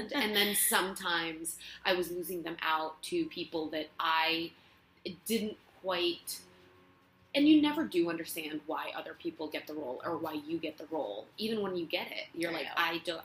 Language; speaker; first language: English; non-native, fluent; Spanish